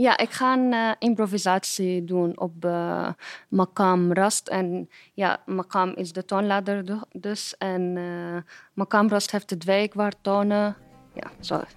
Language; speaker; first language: Dutch; non-native, fluent; Arabic